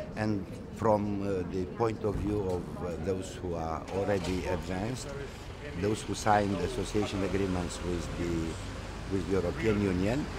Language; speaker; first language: English; non-native, fluent; Romanian